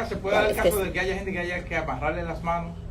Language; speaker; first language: Spanish; native; Spanish